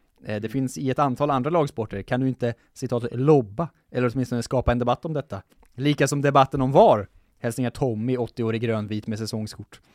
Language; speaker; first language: Swedish; native; Swedish